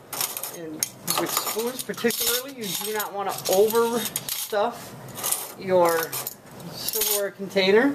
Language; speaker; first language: English; native; English